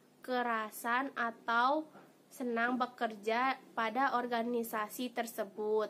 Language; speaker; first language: Indonesian; native; Indonesian